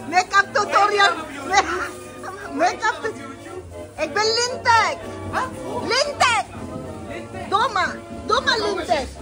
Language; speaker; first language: Dutch; non-native, learner; Filipino